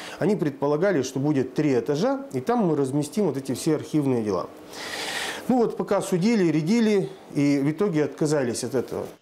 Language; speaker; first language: Russian; native; Russian